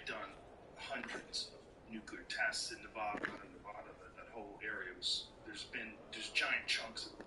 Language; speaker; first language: English; native; English